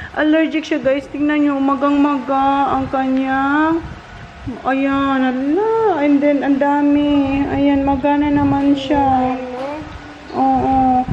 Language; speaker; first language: Filipino; non-native, local second language; Bikol